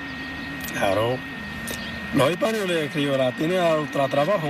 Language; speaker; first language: Spanish; non-native, learner; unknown